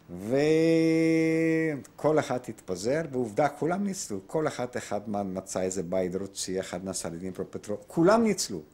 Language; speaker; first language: Hebrew; non-native, fluent; Polish